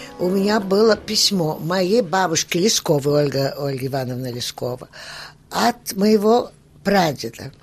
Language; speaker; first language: Russian; early bilingual, heritage; Russian